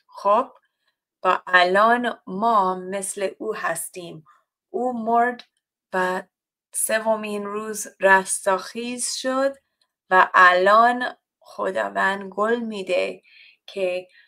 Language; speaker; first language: Persian; non-native, fluent; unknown